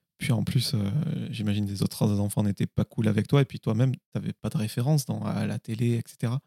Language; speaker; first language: French; native; French